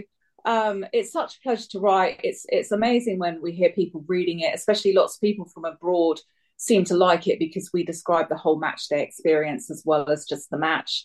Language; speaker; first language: English; native; English